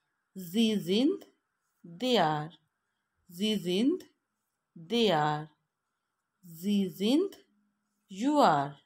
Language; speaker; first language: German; non-native, fluent; Urdu